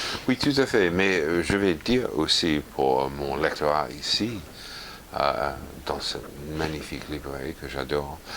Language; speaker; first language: French; non-native, fluent; English